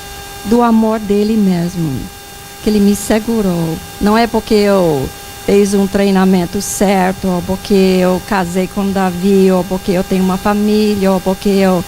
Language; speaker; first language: Portuguese; non-native, fluent; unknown